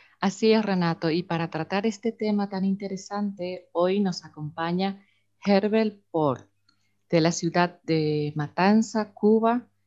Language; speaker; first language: Spanish; native; Spanish